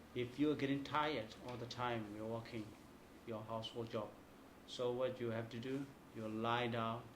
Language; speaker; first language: English; non-native, fluent; Burmese